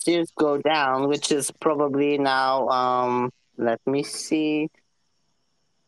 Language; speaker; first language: English; non-native, fluent; French